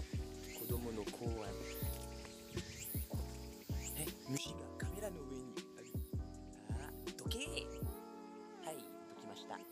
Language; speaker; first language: Japanese; non-native, fluent; French